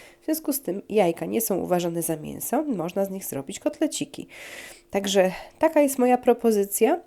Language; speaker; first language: Polish; native; Polish